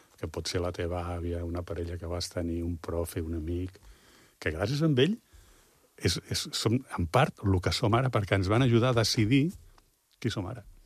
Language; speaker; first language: Catalan; native; Catalan